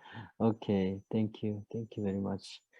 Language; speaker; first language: English; non-native, learner; Korean